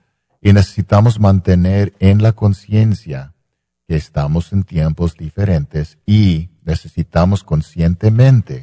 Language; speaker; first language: Spanish; non-native, fluent; English